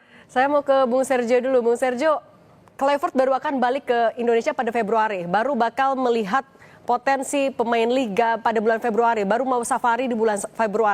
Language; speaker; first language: Indonesian; native; Indonesian